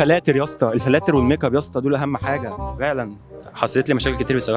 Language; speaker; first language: Arabic; native; Arabic